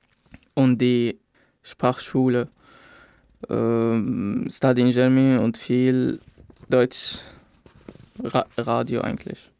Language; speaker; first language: German; non-native, fluent; Arabic